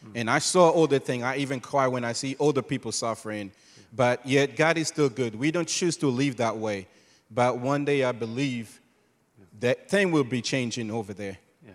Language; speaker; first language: English; non-native, fluent; Haitian Creole